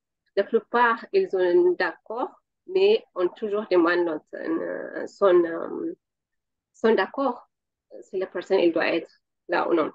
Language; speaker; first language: French; non-native, learner; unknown